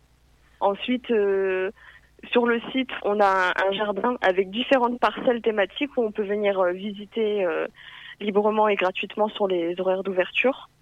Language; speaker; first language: French; native; French